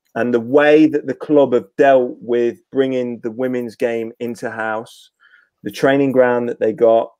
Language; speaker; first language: English; native; English